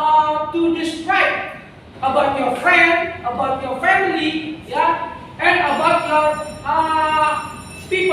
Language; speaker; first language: English; non-native, learner; Indonesian